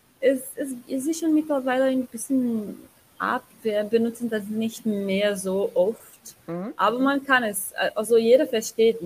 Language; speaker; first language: German; non-native, learner; Portuguese